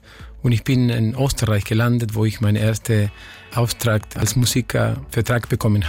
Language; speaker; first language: German; non-native, fluent; Spanish